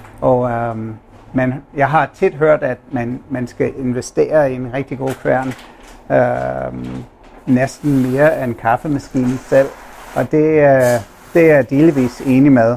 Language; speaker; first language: Danish; non-native, fluent; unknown